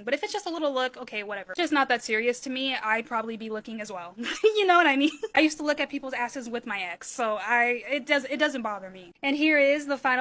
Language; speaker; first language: English; native; English